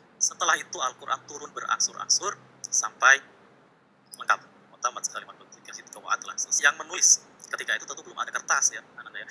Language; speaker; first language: Indonesian; native; Indonesian